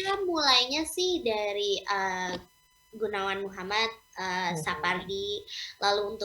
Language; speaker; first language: Indonesian; non-native, local second language; English